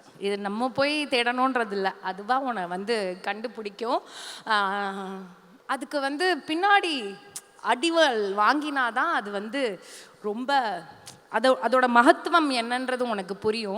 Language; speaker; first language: Tamil; native; Tamil